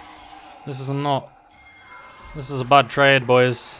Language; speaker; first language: English; native; English